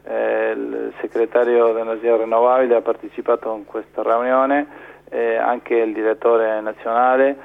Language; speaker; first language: Italian; non-native, fluent; Spanish